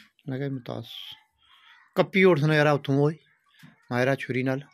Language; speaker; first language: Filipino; non-native, learner; Punjabi